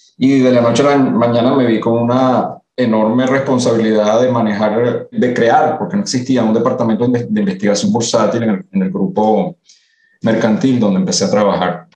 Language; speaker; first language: Spanish; early bilingual, other home language; Italian